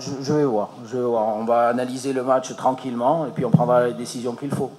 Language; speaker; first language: French; native; French